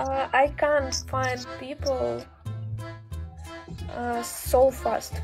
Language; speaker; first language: English; non-native, learner; Russian